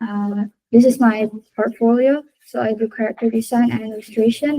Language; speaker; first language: English; non-native, learner; Indonesian